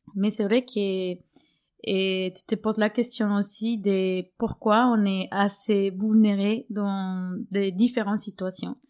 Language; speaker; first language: French; non-native, fluent; Spanish